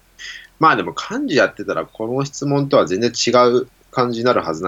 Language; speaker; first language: Japanese; native; Japanese